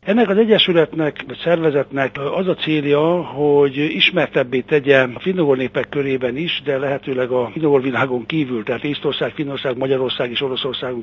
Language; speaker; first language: Hungarian; native; Hungarian